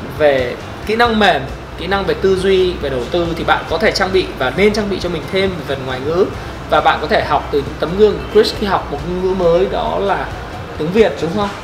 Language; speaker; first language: Vietnamese; native; Vietnamese